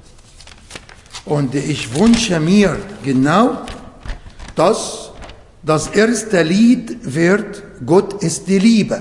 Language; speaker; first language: German; non-native, fluent; Arabic